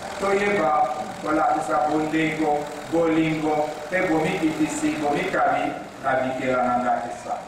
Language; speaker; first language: Lingala; native; Lingala